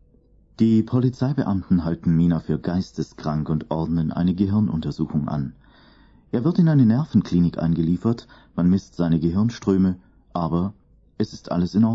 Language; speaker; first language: German; native; German